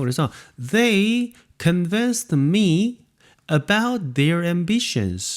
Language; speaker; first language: English; non-native, fluent; Korean